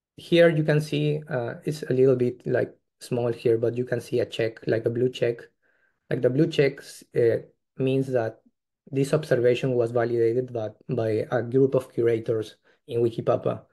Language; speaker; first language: English; non-native, fluent; Spanish